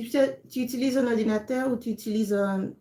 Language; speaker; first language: French; non-native, fluent; English